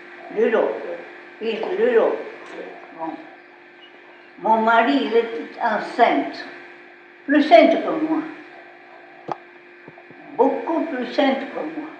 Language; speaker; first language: French; non-native, local second language; Basque